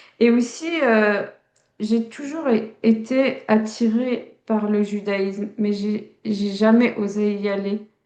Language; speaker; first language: French; early bilingual, other home language; Tachelhit